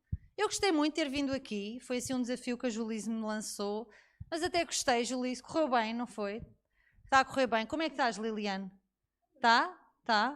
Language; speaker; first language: Portuguese; native; Portuguese